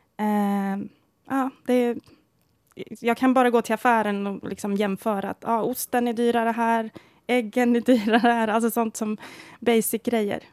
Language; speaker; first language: Swedish; native; Swedish